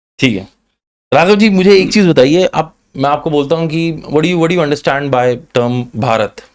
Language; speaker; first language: Hindi; native; Hindi